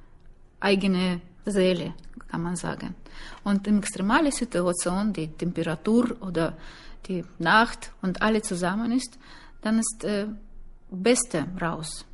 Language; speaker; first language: German; non-native, learner; Russian